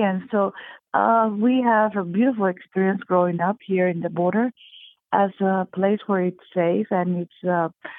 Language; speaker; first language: English; native; English